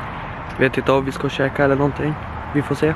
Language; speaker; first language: Swedish; early bilingual, other home language; Polish